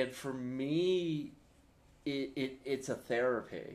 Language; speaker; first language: English; native; English